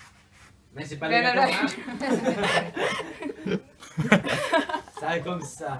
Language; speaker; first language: French; non-native, learner; Vietnamese